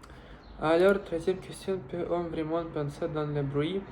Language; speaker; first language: French; non-native, learner; Russian